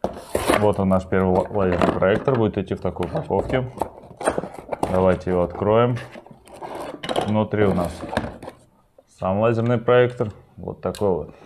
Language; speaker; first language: Russian; native; Russian